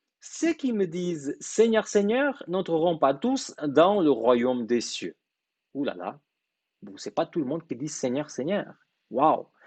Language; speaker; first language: French; non-native, fluent; Portuguese